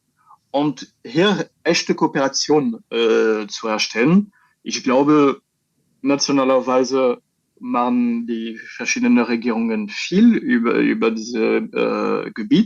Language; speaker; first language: German; non-native, fluent; French